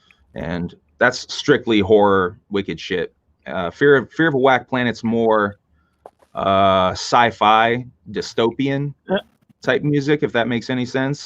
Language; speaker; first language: English; native; English